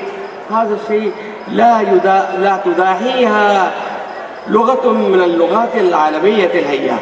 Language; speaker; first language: Arabic; non-native, fluent; Urdu